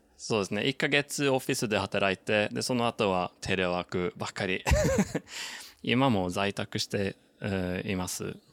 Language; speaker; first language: Japanese; non-native, fluent; Norwegian